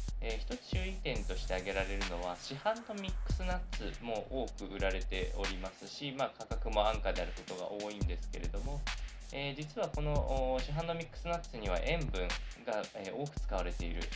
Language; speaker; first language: Japanese; native; Japanese